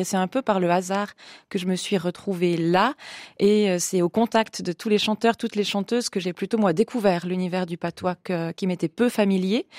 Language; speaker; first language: French; native; French